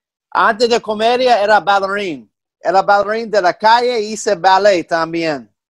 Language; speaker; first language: Spanish; non-native, fluent; English